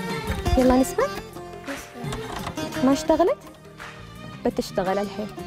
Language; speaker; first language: Arabic; native; Arabic